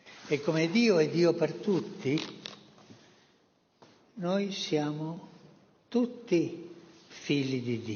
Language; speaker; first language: Italian; non-native, fluent; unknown